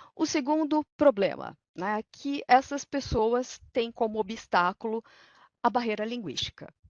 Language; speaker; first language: Portuguese; native; Portuguese